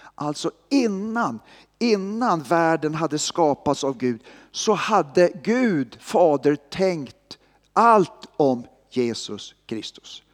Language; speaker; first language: Swedish; native; Swedish